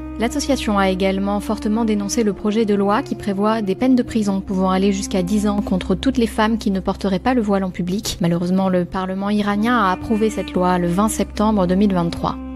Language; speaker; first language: French; native; French